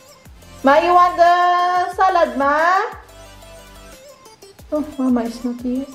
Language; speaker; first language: English; non-native, learner; Filipino